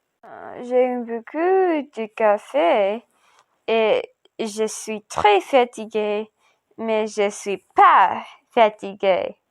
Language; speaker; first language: French; non-native, learner; English